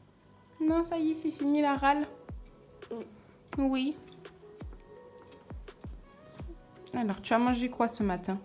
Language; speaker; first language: French; native; French